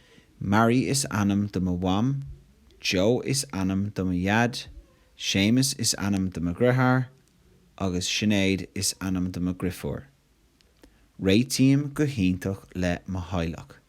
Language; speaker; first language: Irish; non-native, local second language; English